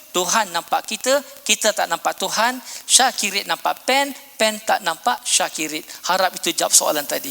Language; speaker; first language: Malay; non-native, local second language; Punjabi